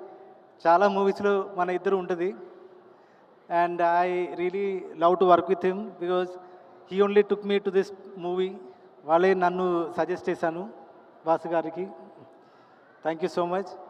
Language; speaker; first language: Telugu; non-native, learner; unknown